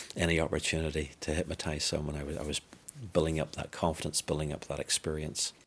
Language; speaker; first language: English; native; English